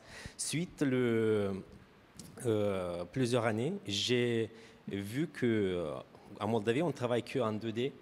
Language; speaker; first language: French; non-native, fluent; Romanian